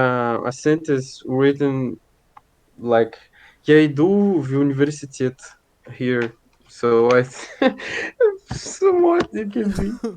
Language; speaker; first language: English; non-native, fluent; Portuguese